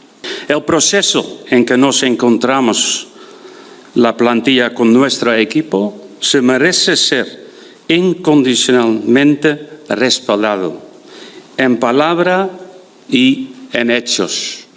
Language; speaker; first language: Spanish; non-native, fluent; Dutch